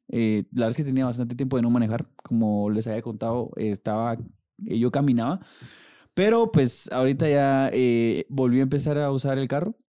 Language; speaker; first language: Spanish; native; Spanish